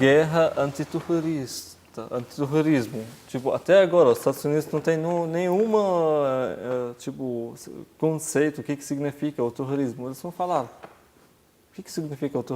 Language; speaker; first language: Portuguese; non-native, fluent; Arabic